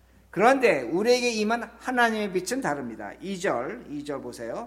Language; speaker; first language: Korean; native; Korean